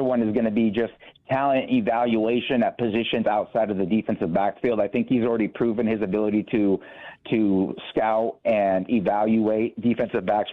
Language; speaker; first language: English; native; English